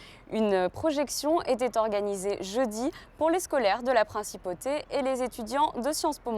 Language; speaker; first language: French; native; French